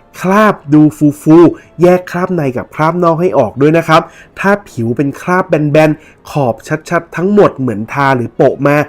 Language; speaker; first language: Thai; native; Thai